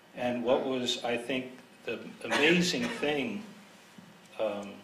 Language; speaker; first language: English; native; English